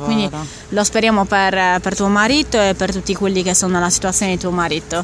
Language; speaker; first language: Italian; native; Italian